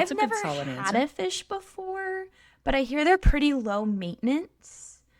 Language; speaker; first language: English; native; English